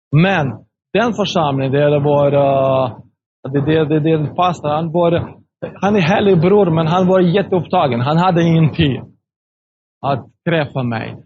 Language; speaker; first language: Swedish; non-native, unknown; Russian